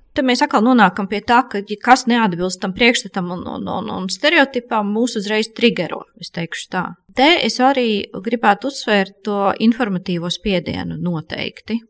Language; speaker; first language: Latvian; native; Latvian